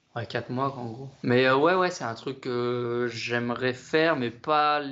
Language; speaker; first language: French; native; French